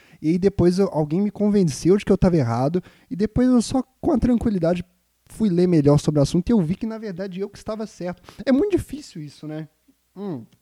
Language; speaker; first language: Portuguese; native; Portuguese